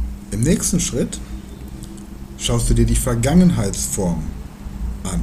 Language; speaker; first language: German; native; German